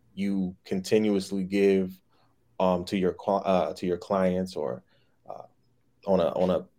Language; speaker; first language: English; native; English